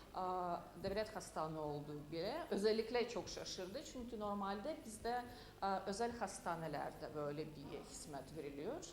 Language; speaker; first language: Turkish; non-native, fluent; Russian